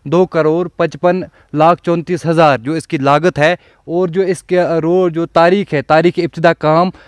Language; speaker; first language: Hindi; non-native, local second language; Kashmiri